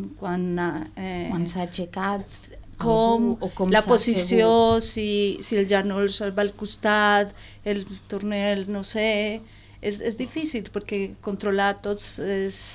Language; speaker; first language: Catalan; non-native, learner; Spanish